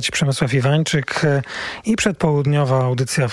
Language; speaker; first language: Polish; native; Polish